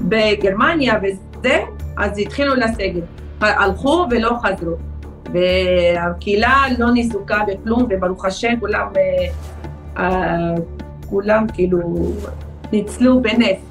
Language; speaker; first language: Hebrew; non-native, fluent; Arabic